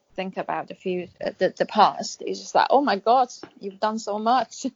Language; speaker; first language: English; non-native, fluent; Chinese